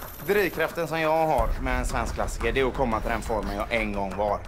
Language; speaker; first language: Swedish; native; Swedish